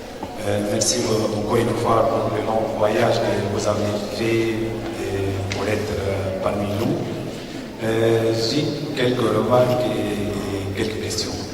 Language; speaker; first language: French; non-native, local second language; Arabic